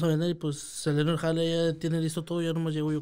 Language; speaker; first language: Spanish; native; Spanish